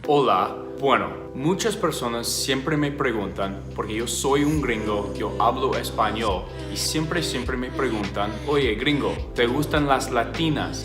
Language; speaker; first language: Spanish; non-native, fluent; English